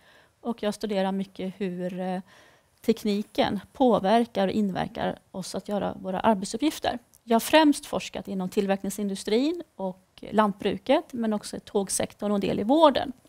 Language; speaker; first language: Swedish; native; Swedish